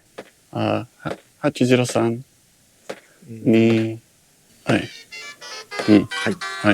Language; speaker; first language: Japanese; non-native, learner; English